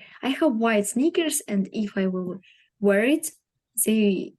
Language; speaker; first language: English; non-native, learner; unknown